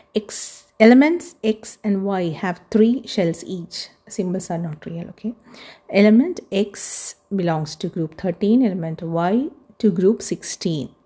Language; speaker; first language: English; non-native, local second language; Malayalam